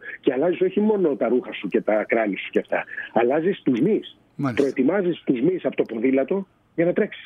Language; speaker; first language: Greek; native; Greek